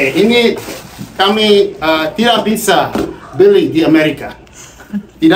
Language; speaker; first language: Indonesian; non-native, learner; English